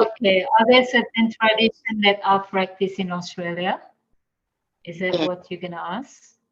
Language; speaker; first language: English; non-native, fluent; Indonesian